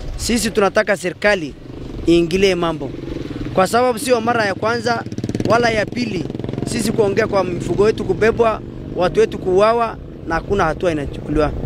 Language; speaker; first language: Swahili; non-native, local second language; Somali